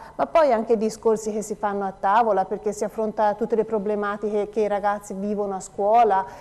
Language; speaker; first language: Italian; native; Italian